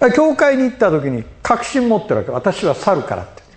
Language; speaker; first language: Japanese; native; Japanese